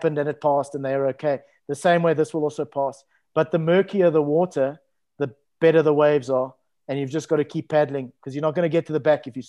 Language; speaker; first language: English; native; English